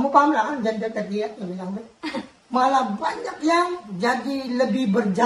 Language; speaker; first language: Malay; non-native, local second language; Filipino